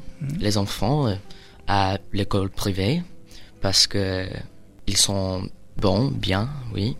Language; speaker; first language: French; non-native, learner; English